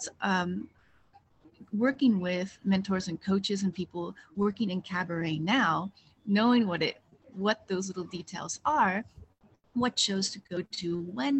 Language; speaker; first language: English; native; English